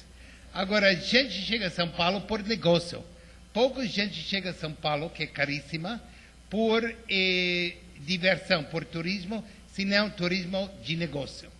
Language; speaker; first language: Portuguese; non-native, fluent; English